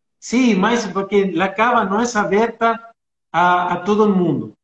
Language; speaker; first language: Portuguese; non-native, learner; Spanish